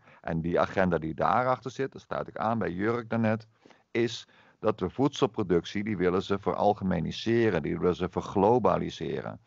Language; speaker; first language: Dutch; native; Dutch